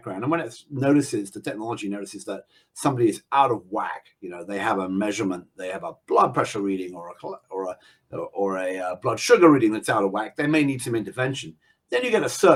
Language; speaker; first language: English; native; English